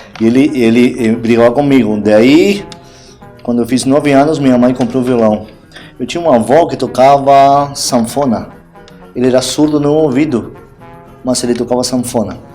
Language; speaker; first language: Portuguese; non-native, fluent; Spanish